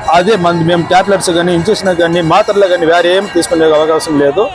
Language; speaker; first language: Telugu; non-native, local second language; Tamil